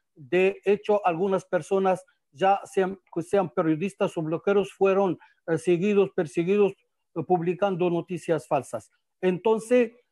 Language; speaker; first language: Spanish; non-native, fluent; Arabic